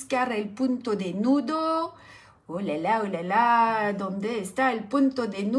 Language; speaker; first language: Spanish; non-native, learner; French